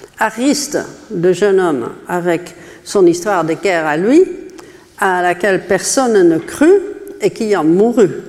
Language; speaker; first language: French; non-native, fluent; Dutch